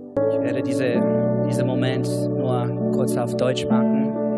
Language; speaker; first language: German; non-native, fluent; English